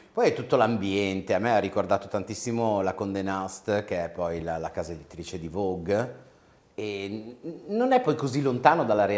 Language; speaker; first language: Italian; native; Italian